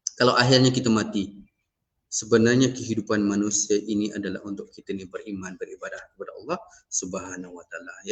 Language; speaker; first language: Malay; non-native, local second language; Iban